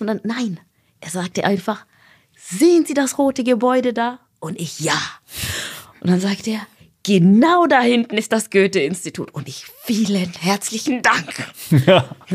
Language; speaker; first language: German; non-native, fluent; Swahili